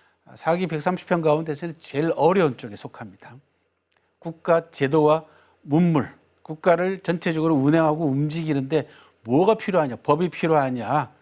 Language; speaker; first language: Korean; native; Korean